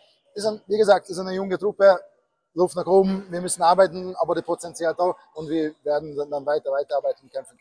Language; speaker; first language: German; non-native, fluent; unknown